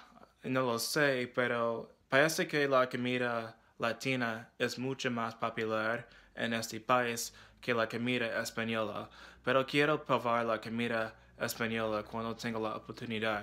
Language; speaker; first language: Spanish; non-native, learner; English